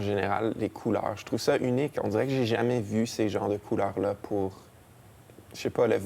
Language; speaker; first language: French; native; French